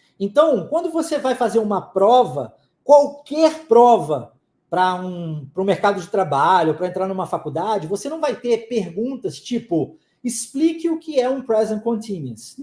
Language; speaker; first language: Portuguese; non-native, fluent; English